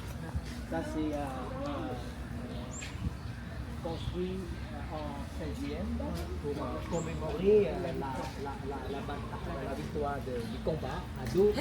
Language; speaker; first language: French; non-native, fluent; Thai